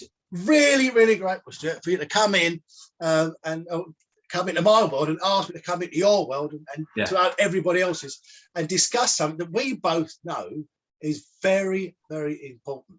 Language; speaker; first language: English; native; English